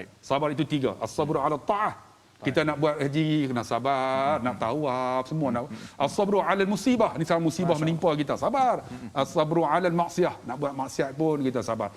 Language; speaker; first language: Malay; native; Malay